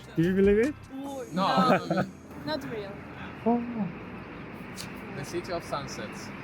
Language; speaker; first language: English; non-native, fluent; Russian